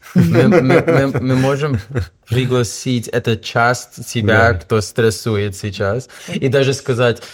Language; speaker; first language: Russian; non-native, fluent; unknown